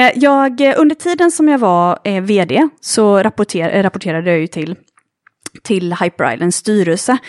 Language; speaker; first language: Swedish; native; Swedish